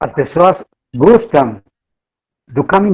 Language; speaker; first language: Portuguese; non-native, learner; Spanish